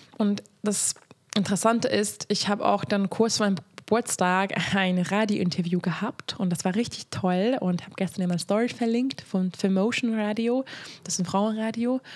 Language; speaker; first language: German; non-native, fluent; Hungarian